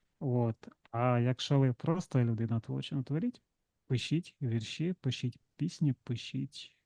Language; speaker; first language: Ukrainian; non-native, local second language; Russian